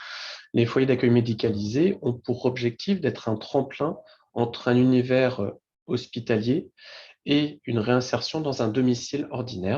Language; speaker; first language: French; native; French